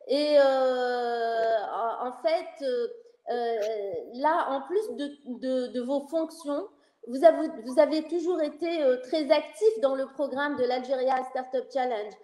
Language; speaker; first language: French; non-native, local second language; Arabic